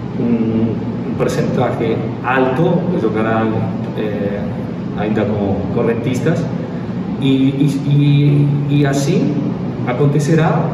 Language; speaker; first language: Portuguese; non-native, learner; Spanish